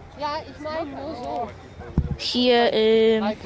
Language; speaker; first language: German; non-native, learner; Polish